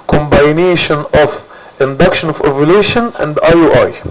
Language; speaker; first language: English; non-native, fluent; Arabic